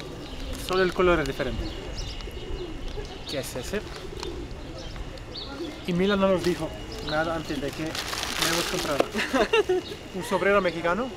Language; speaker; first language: Spanish; non-native, fluent; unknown